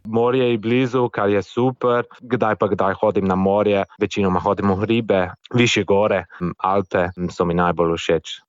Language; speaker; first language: Slovenian; non-native, fluent; English